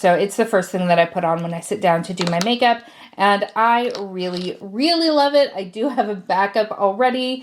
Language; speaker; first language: English; native; English